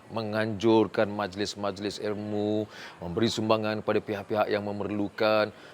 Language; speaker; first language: Malay; native; Malay